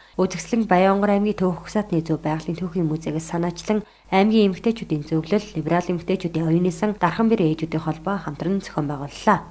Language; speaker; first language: Mongolian; native; Mongolian